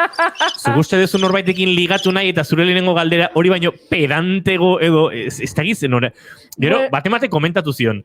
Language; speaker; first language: Basque; native; Basque